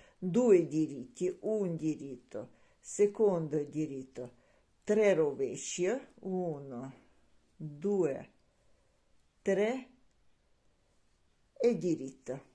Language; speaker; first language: Italian; non-native, learner; Ukrainian